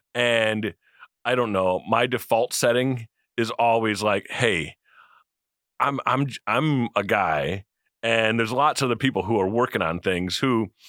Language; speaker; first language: English; native; English